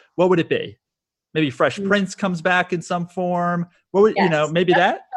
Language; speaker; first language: English; native; English